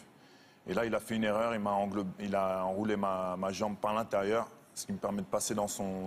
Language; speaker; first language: French; native; French